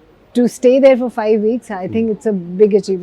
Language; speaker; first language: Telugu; non-native, learner; Hindi